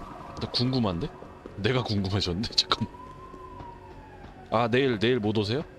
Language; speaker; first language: Korean; native; Korean